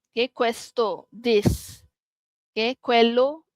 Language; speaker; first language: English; non-native, local second language; Malay